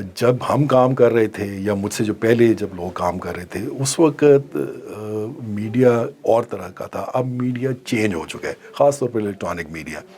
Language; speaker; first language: Urdu; non-native, local second language; Punjabi